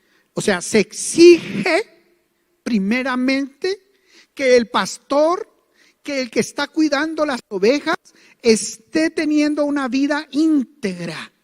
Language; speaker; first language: Spanish; native; Spanish